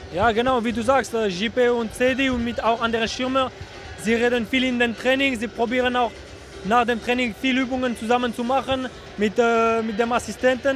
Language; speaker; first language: German; non-native, local second language; French